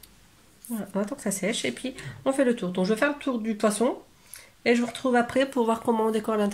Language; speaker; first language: French; native; French